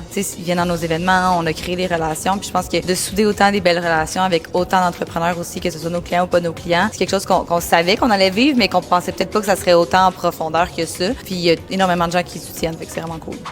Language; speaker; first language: French; native; French